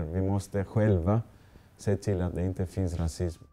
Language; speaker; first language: Swedish; non-native, fluent; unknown